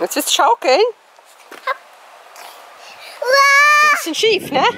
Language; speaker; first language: German; native; German